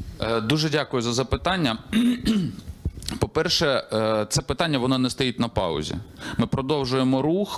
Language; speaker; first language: Ukrainian; native; Ukrainian